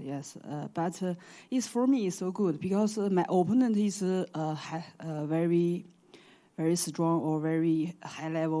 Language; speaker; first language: English; non-native, learner; Chinese